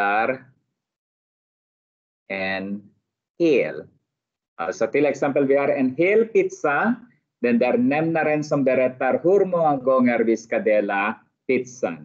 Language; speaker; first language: Swedish; non-native, learner; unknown